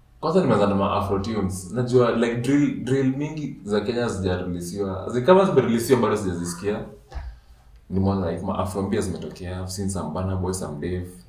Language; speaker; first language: Swahili; native; Swahili